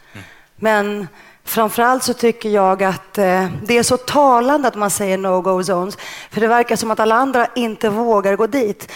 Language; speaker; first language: Swedish; early bilingual, other home language; Greek